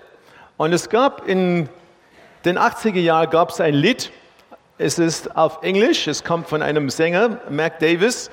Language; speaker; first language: German; non-native, fluent; English